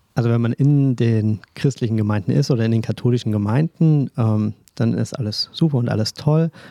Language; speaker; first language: German; native; German